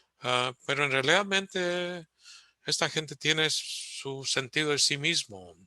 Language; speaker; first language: Spanish; early bilingual, heritage; Spanish